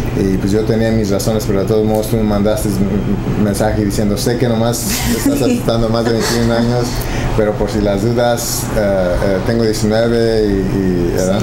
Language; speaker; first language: Spanish; early bilingual, heritage; Spanish